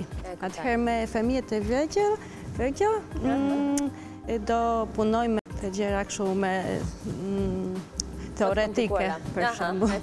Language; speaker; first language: Albanian; non-native, learner; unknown